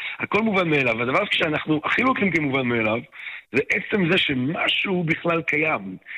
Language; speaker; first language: Hebrew; non-native, fluent; French